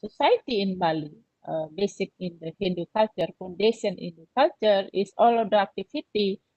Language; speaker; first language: English; non-native, learner; Indonesian